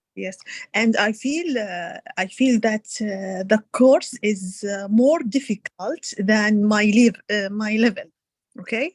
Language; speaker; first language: English; non-native, learner; Arabic